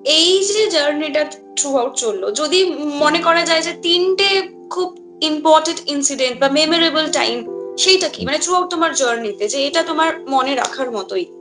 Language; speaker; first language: Bangla; native; Bangla